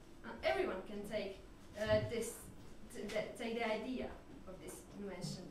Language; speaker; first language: English; non-native, learner; French